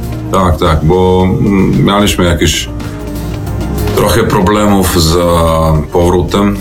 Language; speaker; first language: Polish; non-native, learner; Serbian